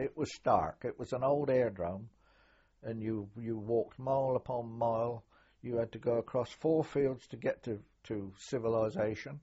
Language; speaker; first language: English; native; English